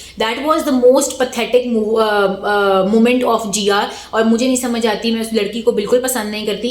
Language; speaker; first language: Urdu; native; Urdu